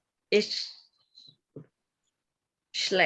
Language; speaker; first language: German; non-native, learner; English